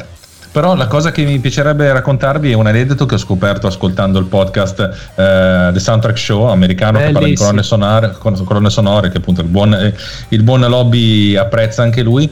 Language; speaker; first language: Italian; native; Italian